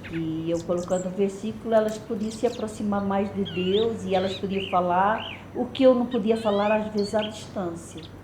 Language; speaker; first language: Portuguese; native; Portuguese